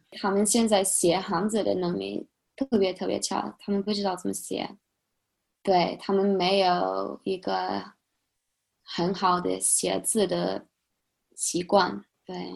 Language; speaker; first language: Chinese; non-native, fluent; English